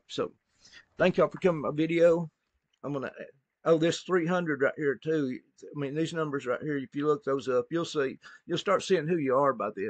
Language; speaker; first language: English; native; English